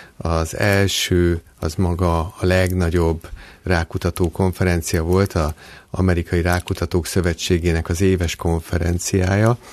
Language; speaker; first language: Hungarian; native; Hungarian